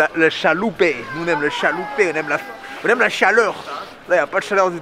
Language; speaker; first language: French; native; French